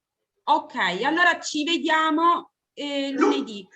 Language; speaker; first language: Italian; native; Italian